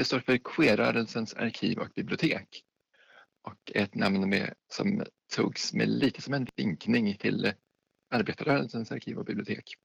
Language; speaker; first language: Swedish; native; Swedish